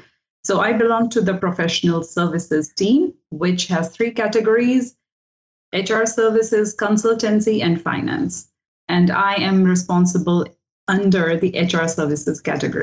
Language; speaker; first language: English; non-native, local second language; Hindi